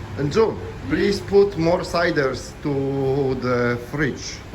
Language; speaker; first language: English; non-native, learner; Polish